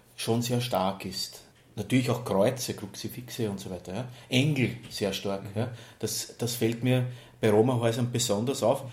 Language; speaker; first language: German; native; German